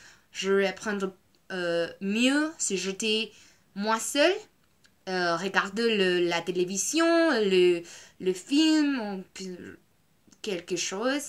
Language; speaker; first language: French; non-native, learner; Spanish